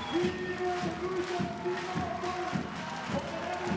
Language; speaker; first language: German; native; German